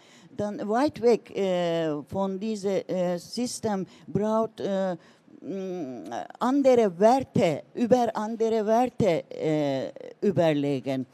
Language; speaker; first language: German; non-native, learner; Turkish